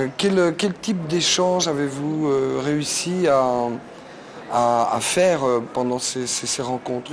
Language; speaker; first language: French; native; French